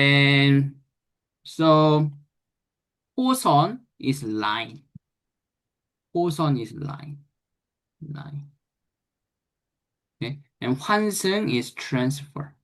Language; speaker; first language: English; non-native, fluent; Korean